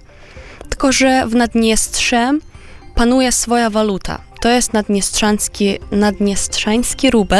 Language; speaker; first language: Polish; non-native, fluent; Romanian